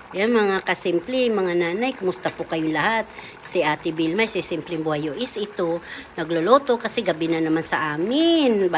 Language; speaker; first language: Filipino; native; Filipino